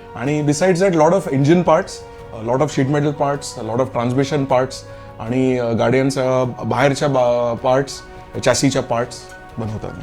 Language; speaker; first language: Marathi; non-native, local second language; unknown